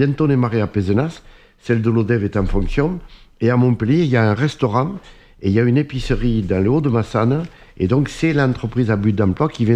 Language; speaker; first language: French; native; French